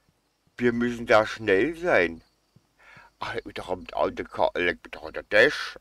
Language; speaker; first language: German; native; German